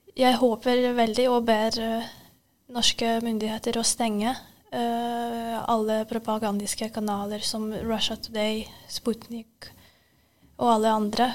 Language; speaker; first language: Norwegian; non-native, fluent; Ukrainian